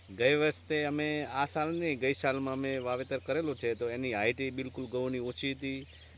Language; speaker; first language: Gujarati; native; Gujarati